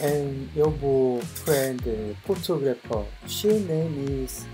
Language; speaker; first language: English; non-native, learner; Korean